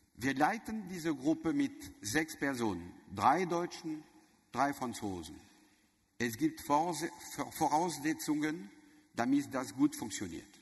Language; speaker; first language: German; non-native, learner; French